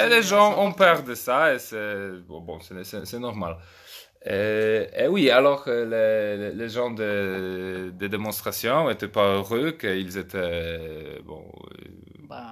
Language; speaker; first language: French; non-native, fluent; Polish